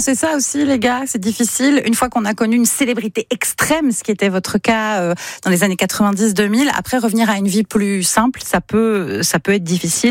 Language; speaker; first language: French; native; French